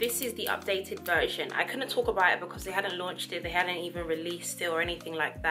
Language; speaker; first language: English; native; English